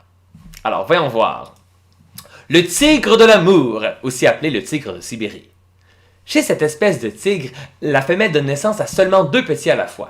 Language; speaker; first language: French; native; French